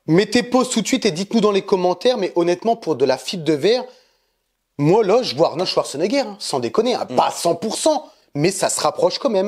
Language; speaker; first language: French; native; French